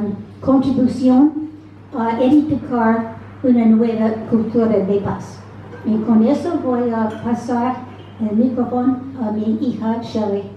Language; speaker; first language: Spanish; non-native, fluent; English